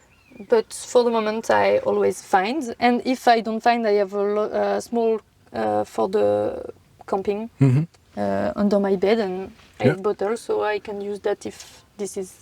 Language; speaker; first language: English; non-native, learner; French